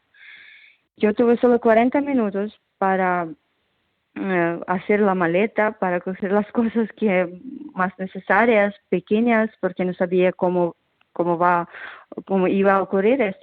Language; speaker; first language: Spanish; non-native, fluent; Ukrainian